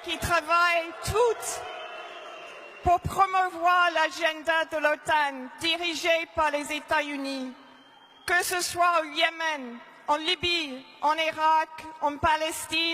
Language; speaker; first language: French; non-native, fluent; English